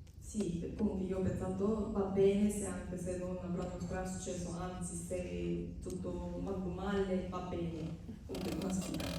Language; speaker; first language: Italian; non-native, fluent; Korean